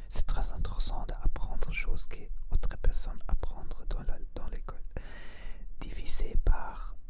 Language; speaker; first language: French; non-native, learner; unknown